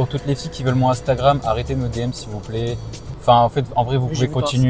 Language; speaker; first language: French; native; French